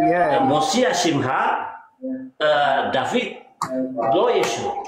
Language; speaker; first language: Hebrew; non-native, learner; Indonesian